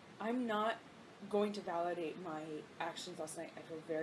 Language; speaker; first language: English; native; English